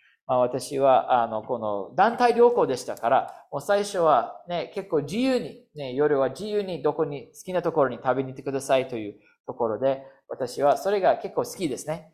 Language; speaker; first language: Japanese; non-native, fluent; English